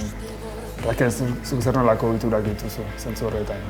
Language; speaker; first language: Basque; native; Basque